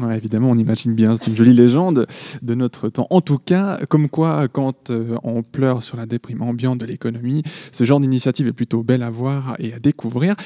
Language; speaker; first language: French; native; French